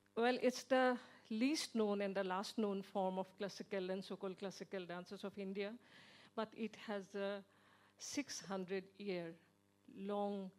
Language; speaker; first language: English; non-native, local second language; Assamese